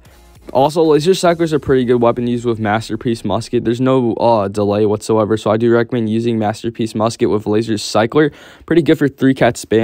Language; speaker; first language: English; native; English